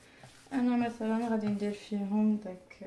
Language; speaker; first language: Arabic; native; Arabic